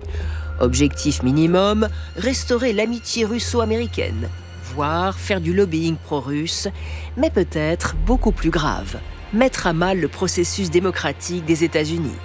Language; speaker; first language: French; native; French